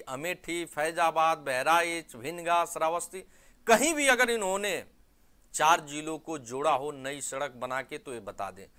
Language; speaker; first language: Hindi; native; Hindi